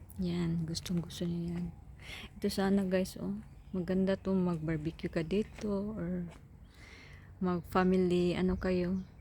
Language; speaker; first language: Filipino; non-native, local second language; Cebuano